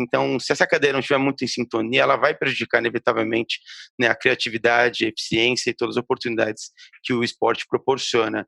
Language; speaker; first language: Portuguese; native; Portuguese